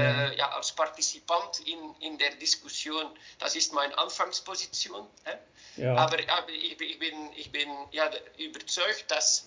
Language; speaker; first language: German; non-native, fluent; Dutch